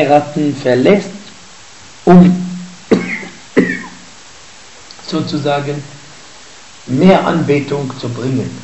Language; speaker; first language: German; non-native, fluent; Arabic